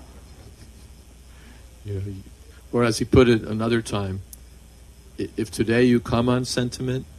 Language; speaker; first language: English; native; English